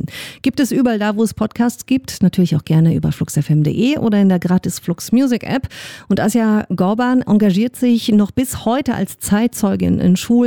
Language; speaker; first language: German; native; German